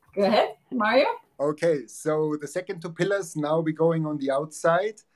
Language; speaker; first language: English; non-native, fluent; German